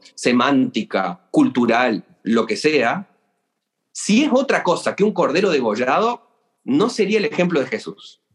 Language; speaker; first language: Spanish; native; Spanish